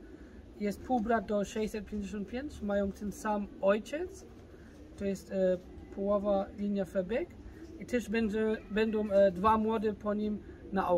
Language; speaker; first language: Polish; early bilingual, heritage; German